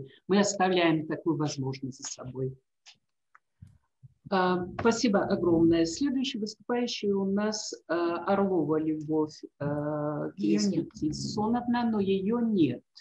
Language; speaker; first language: Russian; native; Russian